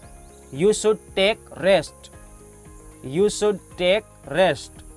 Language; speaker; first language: English; non-native, fluent; Hindi